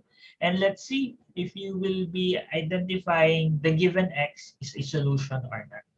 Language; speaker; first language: English; non-native, local second language; Filipino